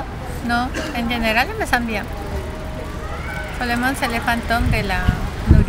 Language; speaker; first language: French; non-native, learner; Spanish